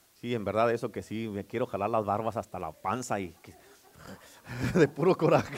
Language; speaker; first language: Spanish; native; Spanish